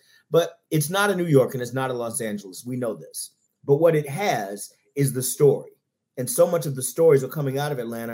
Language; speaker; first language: English; native; English